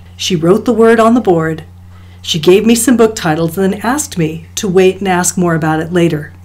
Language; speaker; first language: English; native; English